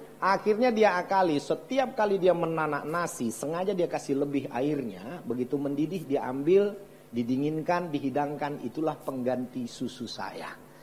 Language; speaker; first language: Indonesian; native; Indonesian